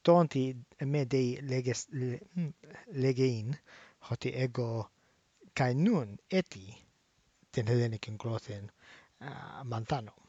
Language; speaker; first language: Greek; non-native, learner; English